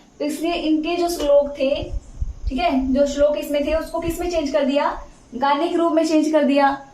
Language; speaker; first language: Hindi; native; Hindi